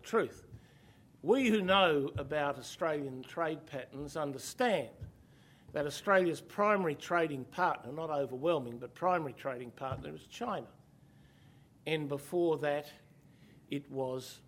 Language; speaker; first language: English; native; English